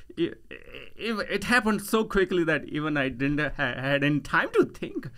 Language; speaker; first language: English; non-native, local second language; Punjabi